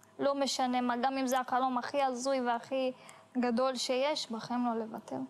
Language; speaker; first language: Hebrew; early bilingual, other home language; Russian